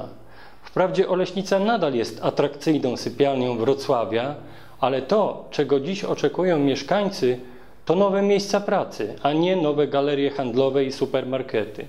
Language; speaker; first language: Polish; native; Polish